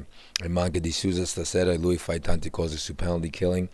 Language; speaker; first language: Italian; non-native, learner; English